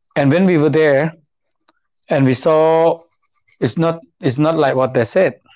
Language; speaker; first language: English; non-native, learner; Lao